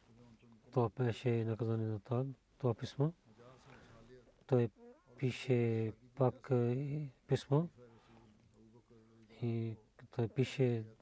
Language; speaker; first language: Bulgarian; non-native, learner; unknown